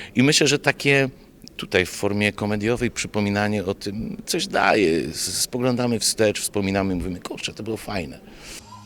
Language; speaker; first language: Polish; non-native, local second language; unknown